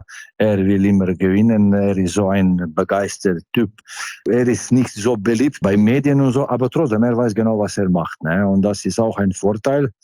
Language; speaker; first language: German; non-native, fluent; Slovenian